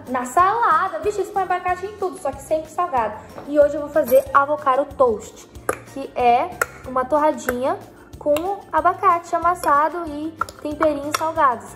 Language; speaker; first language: Portuguese; native; Portuguese